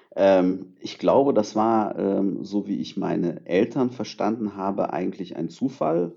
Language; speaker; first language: German; early bilingual, other home language; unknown